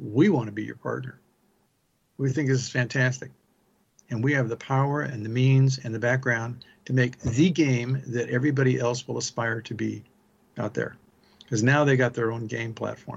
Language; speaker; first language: English; native; English